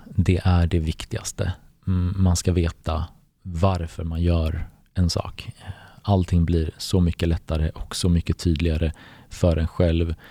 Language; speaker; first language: Swedish; early bilingual, other home language; Bosnian